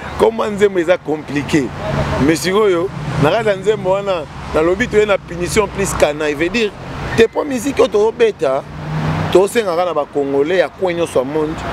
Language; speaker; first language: Lingala; native; Lingala